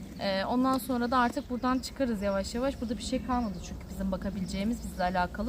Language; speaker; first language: Turkish; native; Turkish